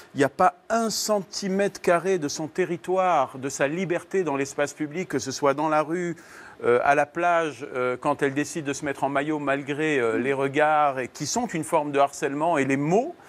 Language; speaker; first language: French; native; French